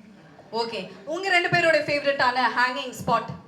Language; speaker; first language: Tamil; native; Tamil